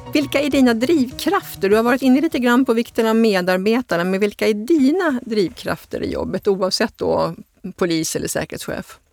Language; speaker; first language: Swedish; native; Swedish